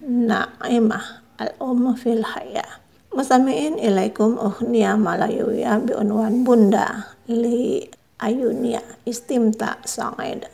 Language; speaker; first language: Arabic; non-native, fluent; Indonesian